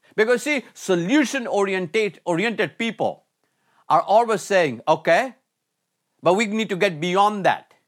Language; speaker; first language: English; non-native, local second language; Hindi